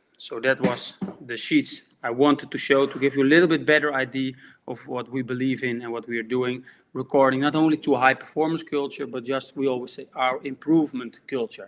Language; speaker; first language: English; non-native, fluent; Dutch